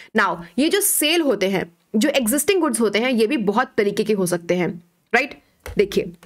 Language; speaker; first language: Hindi; native; Hindi